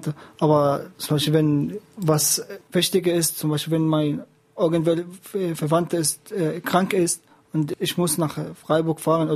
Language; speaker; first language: German; non-native, learner; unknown